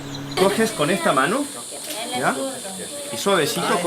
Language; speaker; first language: Spanish; native; Spanish